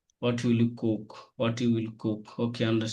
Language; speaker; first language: English; non-native, learner; Bangla